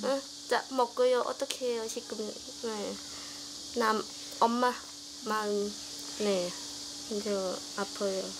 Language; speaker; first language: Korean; non-native, learner; Thai